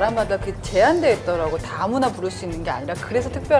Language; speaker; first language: Korean; native; Korean